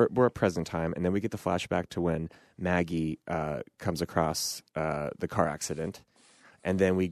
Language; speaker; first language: English; native; English